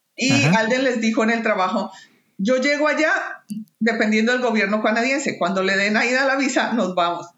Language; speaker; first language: Spanish; native; Spanish